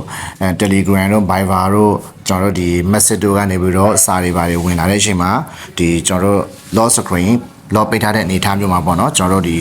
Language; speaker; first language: Burmese; native; Burmese